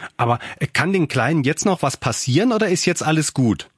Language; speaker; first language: German; native; German